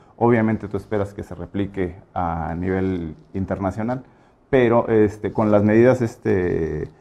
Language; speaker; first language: Spanish; native; Spanish